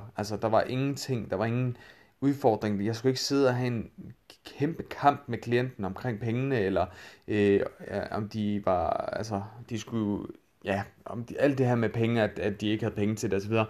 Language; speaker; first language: Danish; native; Danish